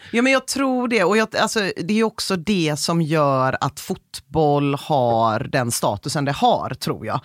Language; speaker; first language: Swedish; native; Swedish